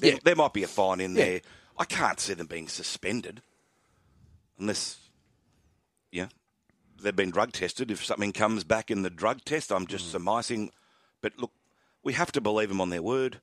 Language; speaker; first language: English; native; English